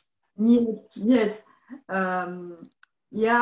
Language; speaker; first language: Russian; non-native, learner; French